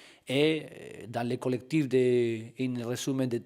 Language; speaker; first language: French; non-native, learner; Spanish